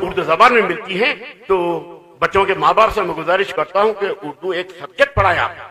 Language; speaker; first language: Urdu; native; Urdu